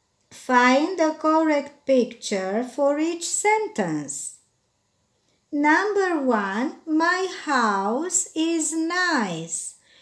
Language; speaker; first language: English; non-native, fluent; Romanian